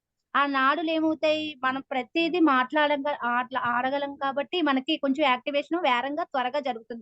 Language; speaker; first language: Telugu; native; Telugu